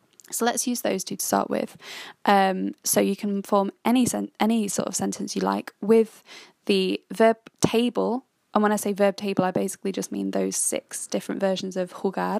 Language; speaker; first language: English; native; English